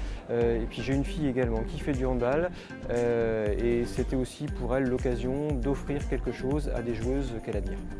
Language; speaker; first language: French; native; French